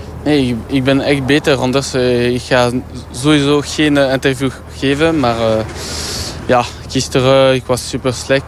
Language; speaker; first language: Dutch; non-native, local second language; French